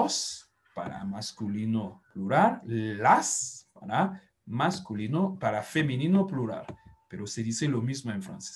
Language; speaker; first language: Spanish; non-native, fluent; French